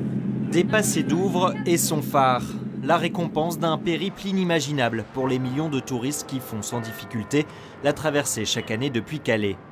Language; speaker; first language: French; native; French